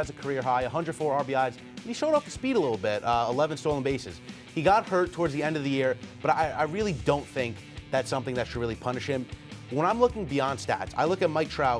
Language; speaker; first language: English; native; English